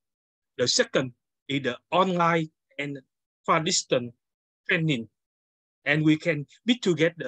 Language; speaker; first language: English; non-native, learner; Vietnamese